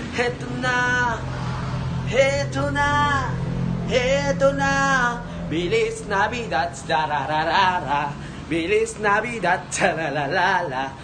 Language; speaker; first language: Filipino; non-native, local second language; Pampanga